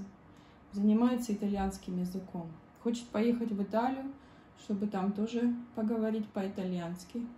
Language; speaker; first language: Russian; native; Russian